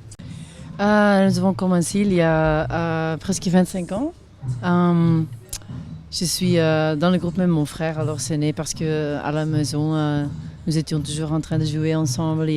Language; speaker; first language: French; non-native, local second language; Dutch